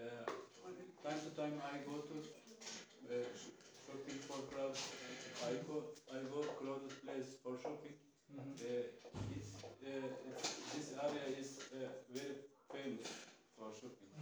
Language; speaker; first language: English; non-native, learner; Turkish